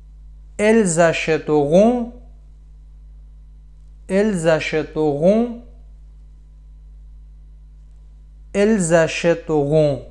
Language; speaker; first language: French; non-native, fluent; Pashto